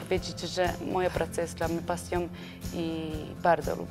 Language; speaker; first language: Polish; non-native, learner; Georgian